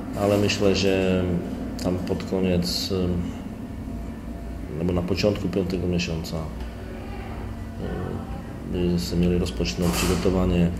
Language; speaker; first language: Polish; non-native, learner; Slovak